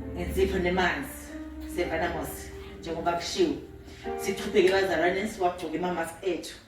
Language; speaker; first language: Zulu; non-native, local second language; Swati